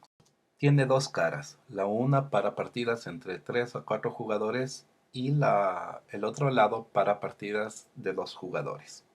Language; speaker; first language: Spanish; native; Spanish